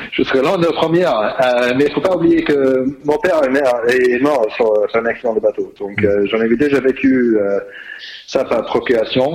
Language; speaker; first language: French; non-native, fluent; English